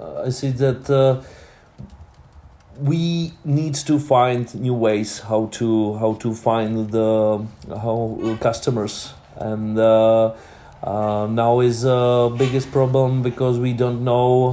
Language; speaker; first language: English; non-native, learner; Czech